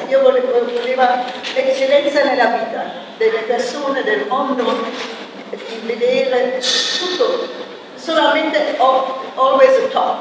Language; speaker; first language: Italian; non-native, fluent; German